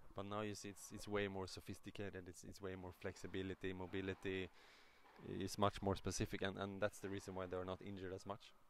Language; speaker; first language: English; non-native, fluent; Swedish